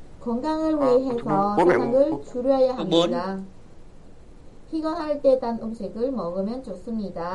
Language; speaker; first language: Korean; non-native, fluent; Vietnamese